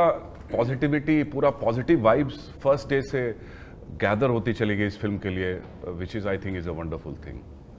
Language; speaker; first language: Hindi; non-native, local second language; Telugu